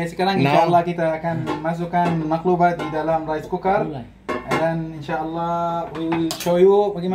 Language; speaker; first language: Indonesian; non-native, learner; Arabic